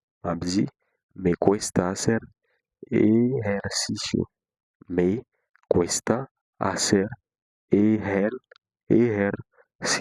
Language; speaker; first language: Spanish; non-native, fluent; Haitian Creole